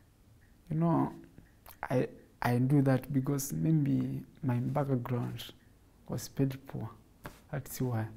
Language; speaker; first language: English; non-native, local second language; Kamba